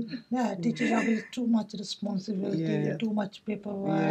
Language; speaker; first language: English; non-native, learner; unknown